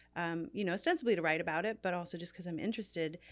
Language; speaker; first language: English; native; English